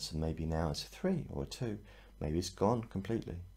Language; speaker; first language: English; native; English